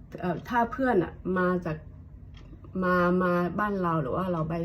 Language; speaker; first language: Thai; non-native, fluent; Hakka Chinese